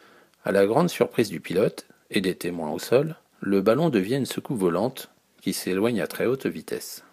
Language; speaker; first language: French; native; French